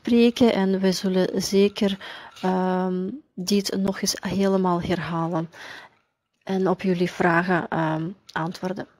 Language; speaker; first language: Dutch; non-native, fluent; Russian